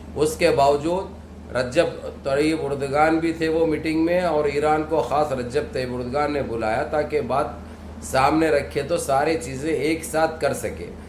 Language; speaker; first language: Urdu; native; Urdu